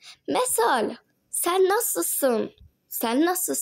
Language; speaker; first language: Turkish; non-native, fluent; Persian